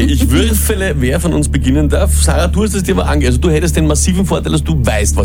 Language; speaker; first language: German; native; German